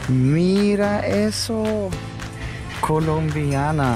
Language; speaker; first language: Spanish; non-native, fluent; Russian